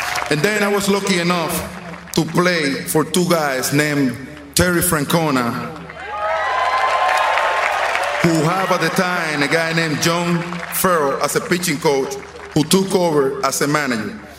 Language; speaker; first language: English; non-native, fluent; Spanish